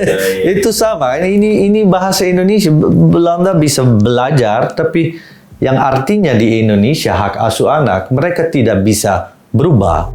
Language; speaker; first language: Indonesian; non-native, learner; Dutch